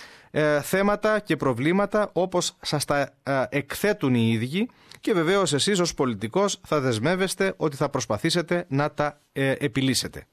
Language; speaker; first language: Greek; native; Greek